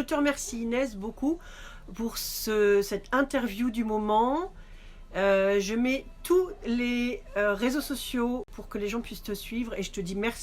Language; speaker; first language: French; native; French